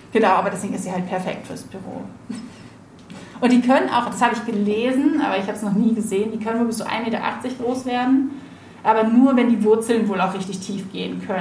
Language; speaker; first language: German; native; German